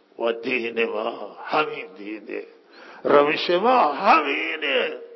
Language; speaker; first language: Persian; non-native, local second language; Baluchi